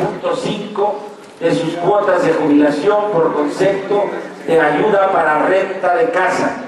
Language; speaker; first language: Spanish; native; Spanish